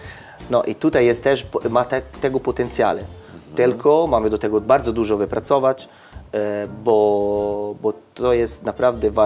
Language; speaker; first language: Polish; non-native, learner; Italian